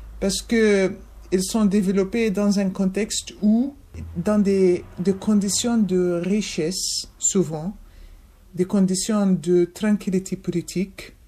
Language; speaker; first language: French; non-native, fluent; Arabic